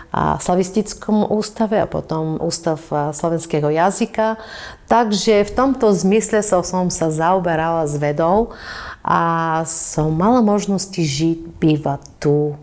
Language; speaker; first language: Slovak; non-native, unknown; Bulgarian